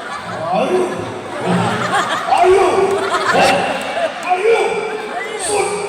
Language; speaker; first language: English; non-native, local second language; Cebuano